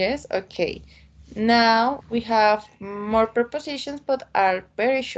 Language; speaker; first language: English; non-native, fluent; Spanish